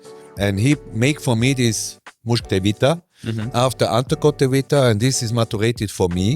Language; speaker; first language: English; non-native, learner; German